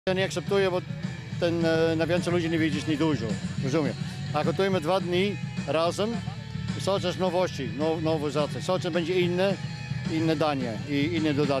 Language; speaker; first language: Polish; non-native, learner; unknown